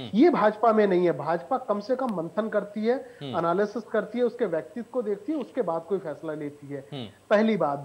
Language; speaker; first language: Hindi; native; Hindi